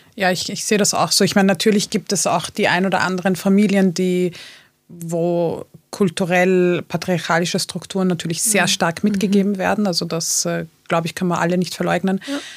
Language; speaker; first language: German; early bilingual, other home language; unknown